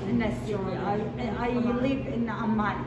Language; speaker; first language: English; non-native, learner; Arabic